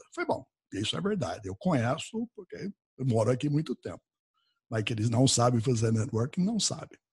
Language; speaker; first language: Portuguese; non-native, fluent; English